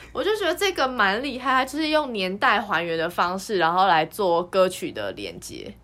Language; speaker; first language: Chinese; native; Chinese